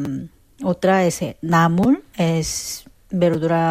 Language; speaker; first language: Spanish; non-native, fluent; Korean